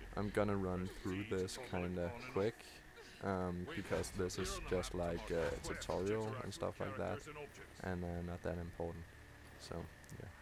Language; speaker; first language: English; non-native, fluent; Danish